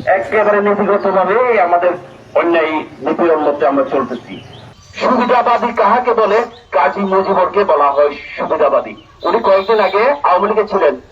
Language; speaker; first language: Bangla; non-native, local second language; Chakma